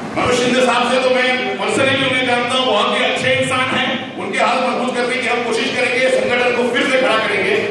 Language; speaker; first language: Hindi; native; Hindi